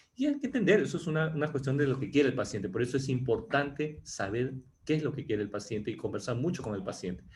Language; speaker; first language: Spanish; native; Spanish